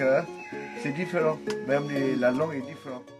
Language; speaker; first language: French; non-native, fluent; Burmese